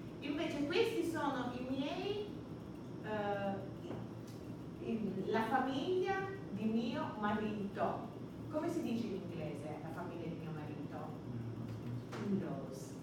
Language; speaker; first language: Italian; early bilingual, heritage; Italian